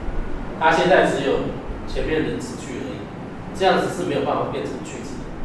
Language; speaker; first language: Chinese; native; Chinese